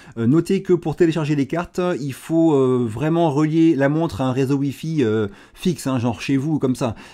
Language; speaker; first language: French; native; French